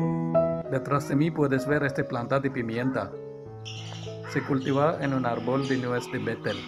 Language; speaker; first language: Spanish; non-native, learner; Malayalam